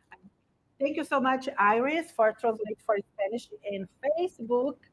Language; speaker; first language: English; non-native, learner; Portuguese